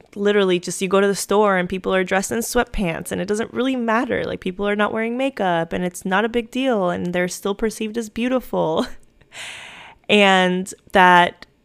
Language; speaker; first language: English; early bilingual, other home language; Spanish